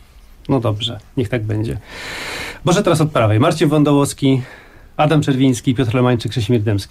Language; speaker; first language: Polish; native; Polish